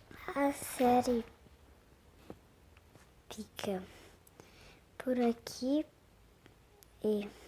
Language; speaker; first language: Portuguese; native; Portuguese